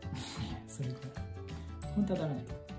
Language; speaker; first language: Japanese; native; Japanese